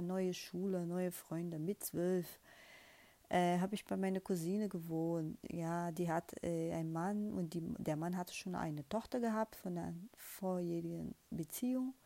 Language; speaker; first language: German; non-native, fluent; Portuguese